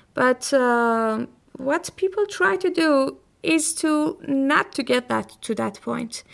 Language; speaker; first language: English; non-native, fluent; Persian